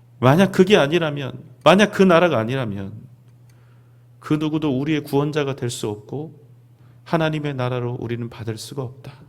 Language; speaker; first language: Korean; native; Korean